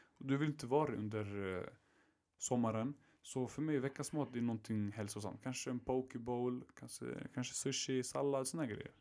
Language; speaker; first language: Swedish; early bilingual, other home language; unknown